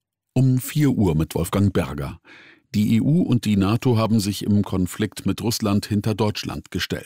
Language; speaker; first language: German; native; German